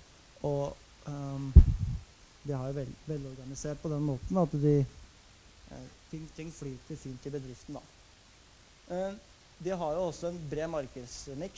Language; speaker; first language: Norwegian; native; Norwegian